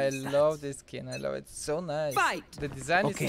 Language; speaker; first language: English; non-native, fluent; Bulgarian